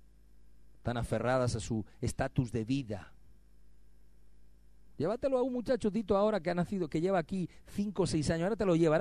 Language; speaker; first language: Spanish; native; Spanish